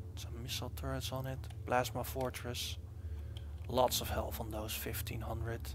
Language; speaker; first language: English; non-native, fluent; Dutch